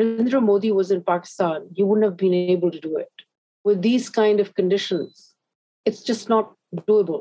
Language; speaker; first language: English; non-native, local second language; Urdu